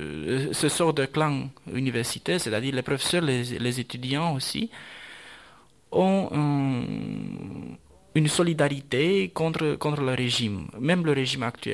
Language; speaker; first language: French; non-native, fluent; Romanian